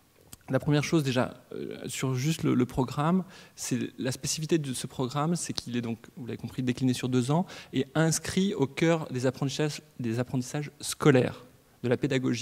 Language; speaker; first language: French; native; French